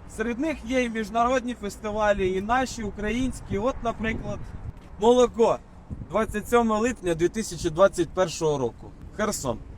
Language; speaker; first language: Ukrainian; non-native, local second language; Russian